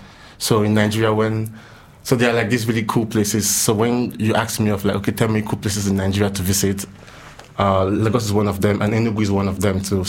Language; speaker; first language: English; non-native, local second language; Igbo